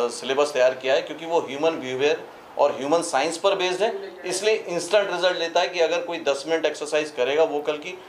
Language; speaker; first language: Hindi; native; Hindi